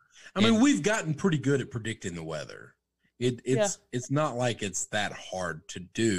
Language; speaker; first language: English; native; English